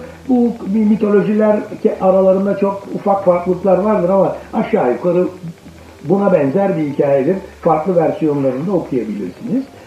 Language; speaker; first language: Turkish; native; Turkish